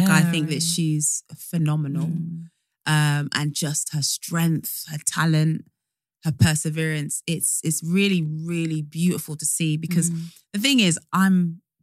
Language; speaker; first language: English; native; English